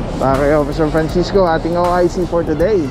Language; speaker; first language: Filipino; native; Filipino